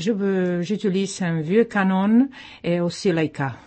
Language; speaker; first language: French; non-native, fluent; Czech